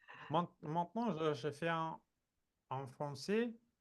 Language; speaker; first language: French; non-native, fluent; Portuguese